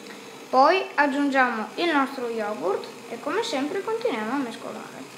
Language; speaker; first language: Italian; native; Italian